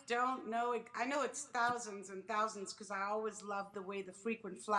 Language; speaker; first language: English; early bilingual, other home language; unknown